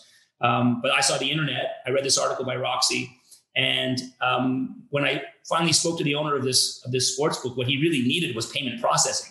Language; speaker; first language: English; native; English